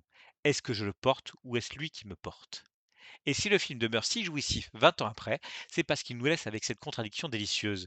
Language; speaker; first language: French; native; French